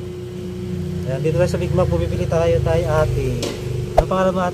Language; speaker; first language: Filipino; native; Filipino